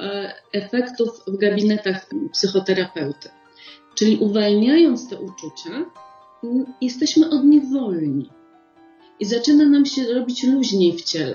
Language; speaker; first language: Polish; native; Polish